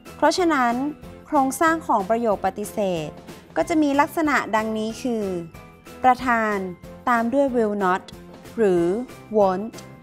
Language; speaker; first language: Thai; native; Thai